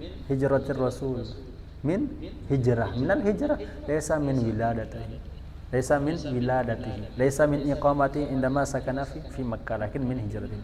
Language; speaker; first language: Arabic; non-native, fluent; Indonesian